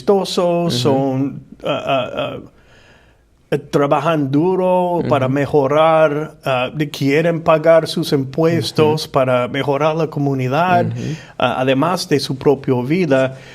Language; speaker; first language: Spanish; non-native, fluent; English